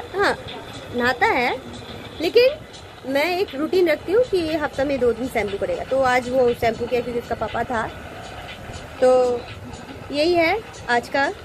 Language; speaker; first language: Hindi; non-native, local second language; Bangla